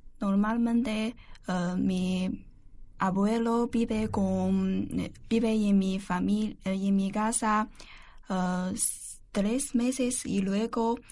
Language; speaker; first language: Spanish; non-native, learner; Chinese